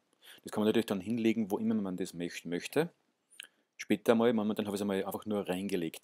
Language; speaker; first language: German; native; German